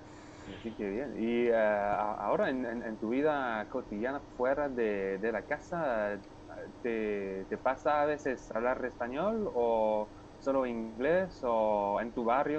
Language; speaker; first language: Spanish; non-native, fluent; French